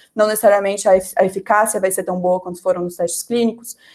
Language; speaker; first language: Portuguese; native; Portuguese